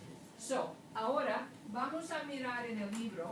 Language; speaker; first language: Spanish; non-native, fluent; English